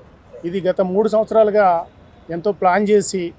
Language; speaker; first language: Telugu; native; Telugu